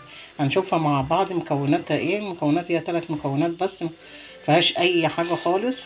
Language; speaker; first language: Arabic; native; Arabic